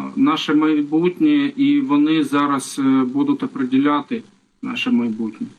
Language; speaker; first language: Ukrainian; non-native, local second language; Russian